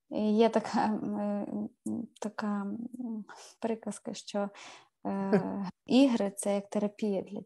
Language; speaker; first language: Ukrainian; native; Ukrainian